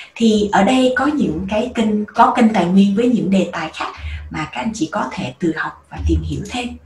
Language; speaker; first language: Vietnamese; native; Vietnamese